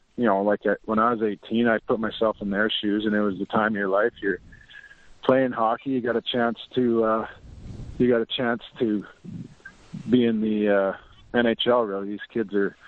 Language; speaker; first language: English; native; English